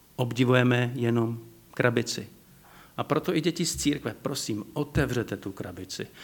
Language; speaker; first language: Czech; non-native, fluent; Slovak